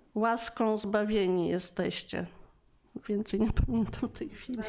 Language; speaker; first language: Polish; native; Polish